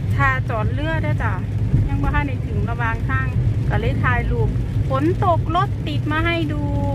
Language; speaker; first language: Thai; native; Thai